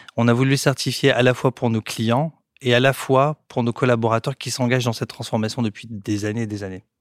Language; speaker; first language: French; native; French